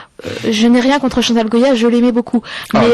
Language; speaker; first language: French; native; French